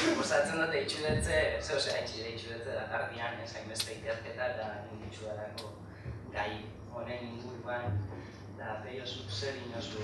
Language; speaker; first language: Basque; native; Basque